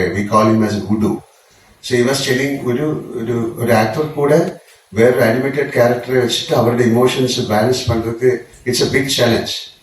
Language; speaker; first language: English; non-native, local second language; Malayalam